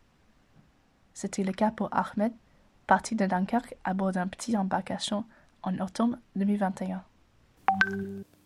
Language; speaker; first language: French; native; French